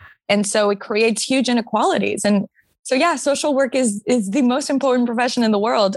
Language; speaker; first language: English; native; English